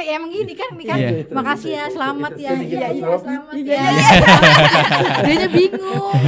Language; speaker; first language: Indonesian; native; Indonesian